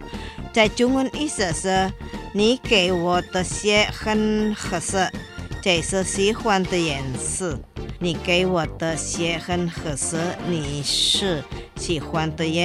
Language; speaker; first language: Chinese; non-native, fluent; Indonesian